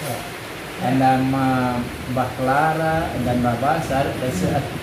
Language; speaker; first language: Dutch; non-native, learner; Indonesian